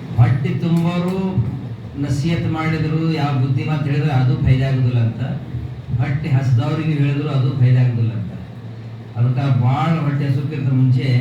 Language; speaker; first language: Kannada; non-native, local second language; Urdu